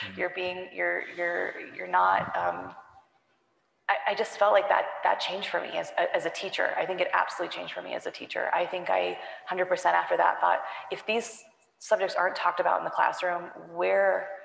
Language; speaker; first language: English; native; English